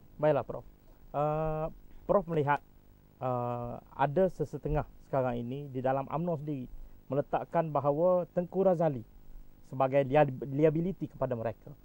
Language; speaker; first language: Malay; native; Malay